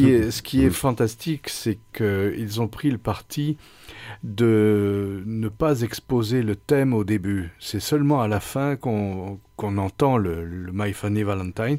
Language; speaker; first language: French; native; French